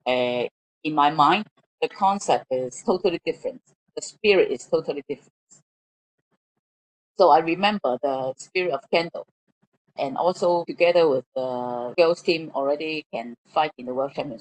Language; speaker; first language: English; non-native, local second language; Cantonese